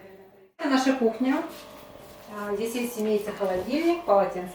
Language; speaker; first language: Russian; native; Russian